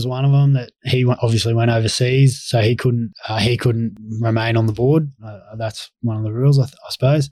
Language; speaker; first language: English; native; English